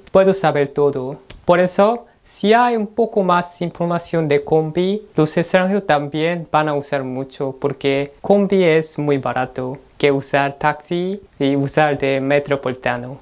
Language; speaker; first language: Spanish; non-native, learner; Korean